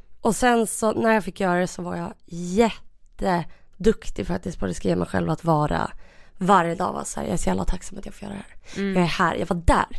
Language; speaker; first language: Swedish; native; Swedish